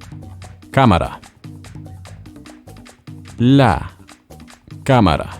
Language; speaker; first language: Spanish; non-native, fluent; English